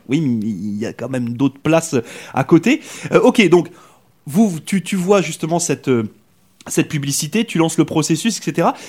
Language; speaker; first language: French; native; French